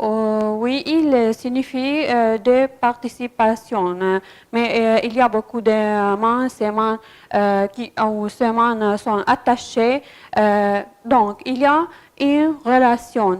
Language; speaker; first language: French; non-native, fluent; Arabic